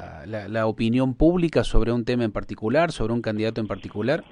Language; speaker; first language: Spanish; native; Spanish